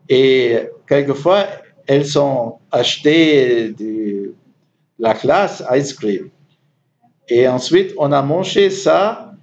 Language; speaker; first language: French; non-native, learner; German